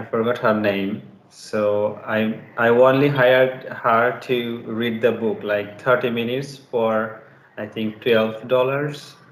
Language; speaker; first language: English; non-native, learner; Bangla